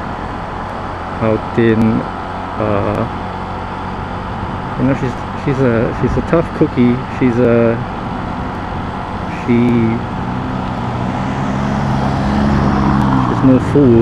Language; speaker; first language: English; non-native, local second language; Filipino